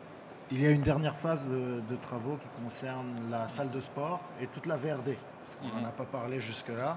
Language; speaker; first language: French; native; French